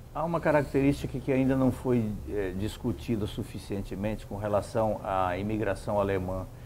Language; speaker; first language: Portuguese; native; Portuguese